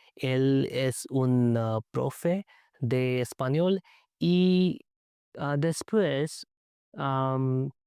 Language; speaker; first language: Spanish; non-native, learner; English